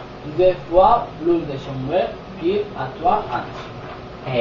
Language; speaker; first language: French; non-native, learner; Spanish